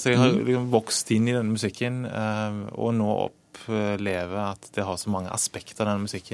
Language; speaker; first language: Norwegian; native; Norwegian